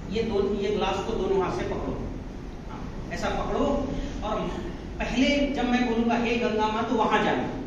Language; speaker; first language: Hindi; non-native, local second language; Marathi